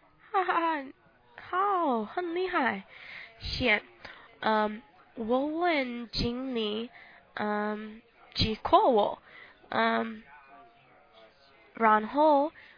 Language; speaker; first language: Chinese; non-native, learner; English